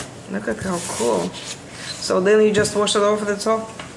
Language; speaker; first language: English; non-native, learner; Russian